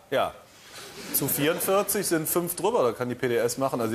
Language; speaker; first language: German; native; German